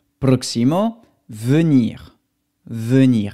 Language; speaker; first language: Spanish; non-native, fluent; French